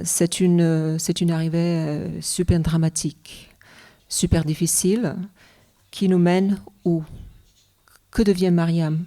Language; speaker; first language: French; non-native, fluent; Bosnian